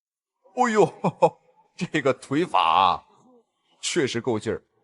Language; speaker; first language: Chinese; native; Chinese